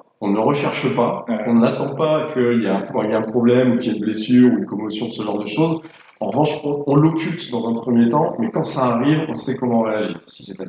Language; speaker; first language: French; native; French